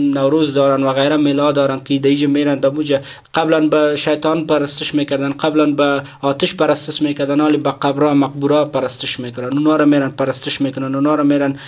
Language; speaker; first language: Persian; native; Persian